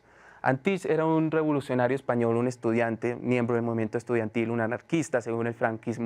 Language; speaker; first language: Spanish; native; Spanish